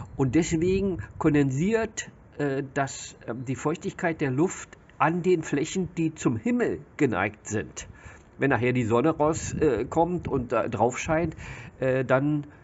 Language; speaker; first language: German; native; German